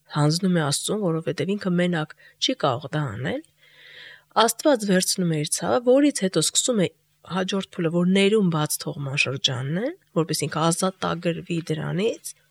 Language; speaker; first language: Armenian; native; Armenian